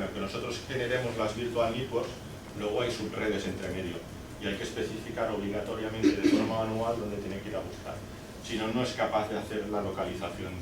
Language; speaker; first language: Spanish; native; Spanish